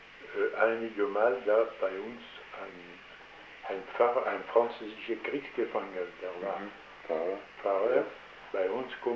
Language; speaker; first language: German; non-native, learner; French